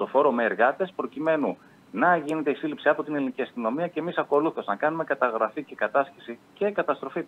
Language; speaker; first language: Greek; native; Greek